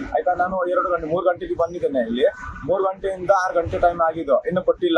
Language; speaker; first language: Kannada; non-native, learner; Nepali